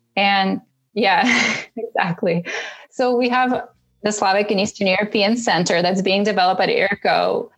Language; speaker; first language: English; early bilingual, other home language; Russian